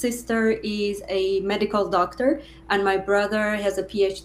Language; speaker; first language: English; non-native, fluent; Persian